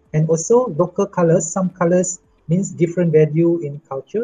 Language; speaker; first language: English; non-native, local second language; Malay